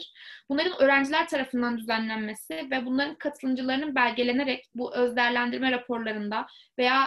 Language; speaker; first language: Turkish; native; Turkish